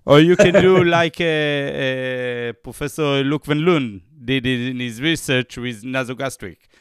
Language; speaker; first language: English; non-native, fluent; Hebrew